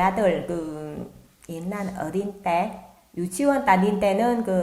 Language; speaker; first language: Korean; non-native, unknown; Vietnamese